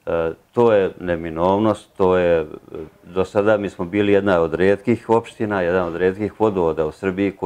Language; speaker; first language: Serbian; native; Serbian